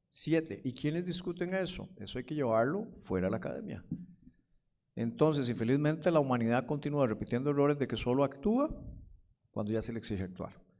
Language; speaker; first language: Spanish; native; Spanish